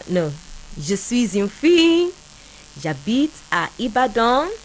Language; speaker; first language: French; non-native, fluent; Yoruba